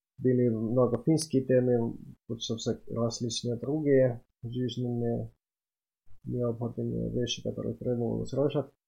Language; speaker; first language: Russian; non-native, fluent; Finnish